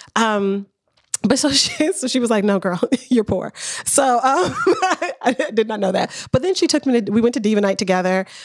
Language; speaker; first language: English; native; English